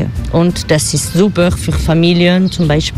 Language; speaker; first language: German; non-native, learner; French